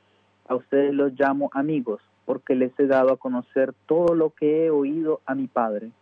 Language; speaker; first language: Spanish; native; Spanish